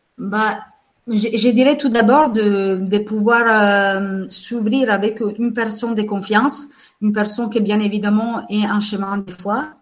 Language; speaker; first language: French; non-native, fluent; Italian